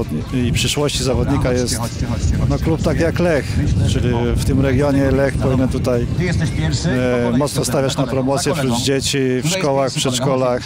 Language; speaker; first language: Polish; native; Polish